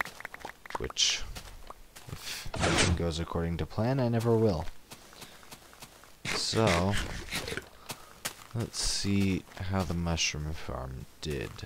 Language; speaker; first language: English; native; English